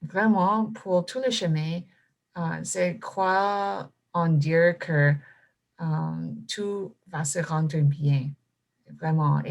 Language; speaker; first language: French; non-native, fluent; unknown